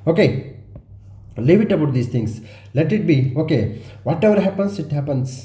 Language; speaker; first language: English; non-native, local second language; Kannada